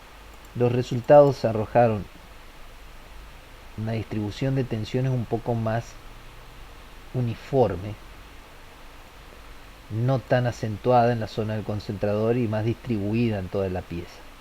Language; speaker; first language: Spanish; native; Spanish